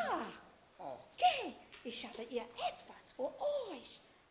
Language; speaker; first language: German; non-native, fluent; Portuguese